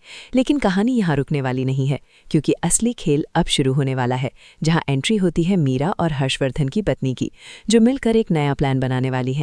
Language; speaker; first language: Hindi; native; Hindi